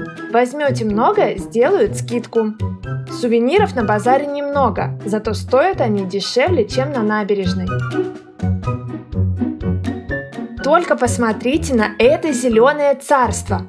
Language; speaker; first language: Russian; native; Russian